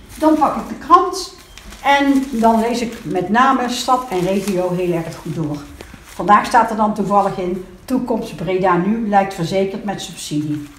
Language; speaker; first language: Dutch; native; Dutch